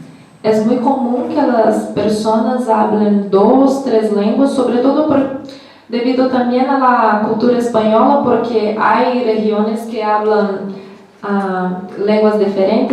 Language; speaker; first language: Spanish; non-native, learner; Portuguese